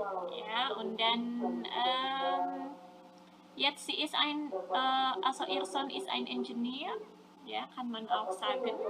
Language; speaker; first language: German; non-native, fluent; Indonesian